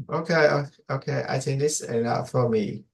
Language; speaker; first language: English; non-native, learner; Indonesian